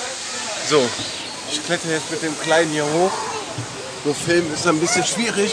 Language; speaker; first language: German; native; German